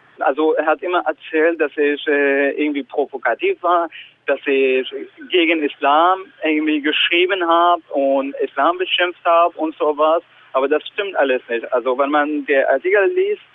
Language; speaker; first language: German; non-native, learner; Kurdish